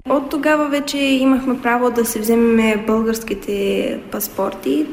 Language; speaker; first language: Bulgarian; early bilingual, heritage; Bulgarian